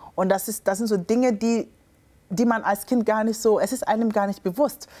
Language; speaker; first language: German; early bilingual, other home language; Akan